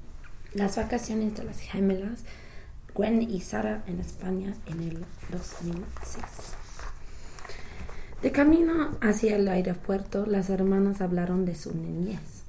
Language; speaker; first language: Spanish; non-native, learner; English